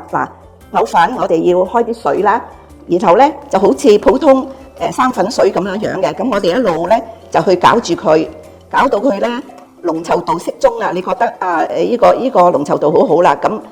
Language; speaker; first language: Cantonese; native; Cantonese